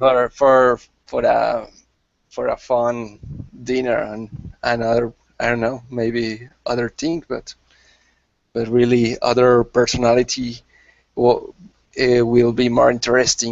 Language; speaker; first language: English; non-native, learner; Spanish